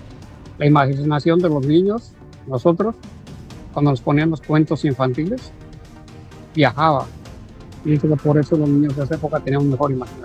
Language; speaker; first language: Spanish; native; Spanish